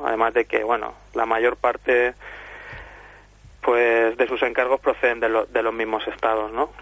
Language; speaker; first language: Spanish; native; Spanish